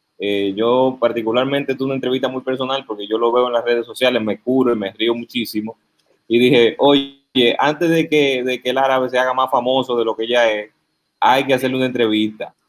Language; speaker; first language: Spanish; native; Spanish